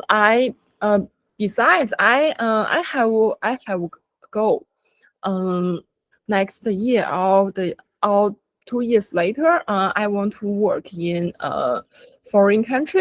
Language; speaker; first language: English; non-native, learner; Chinese